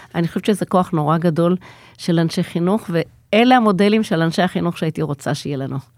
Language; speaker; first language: Hebrew; native; Hebrew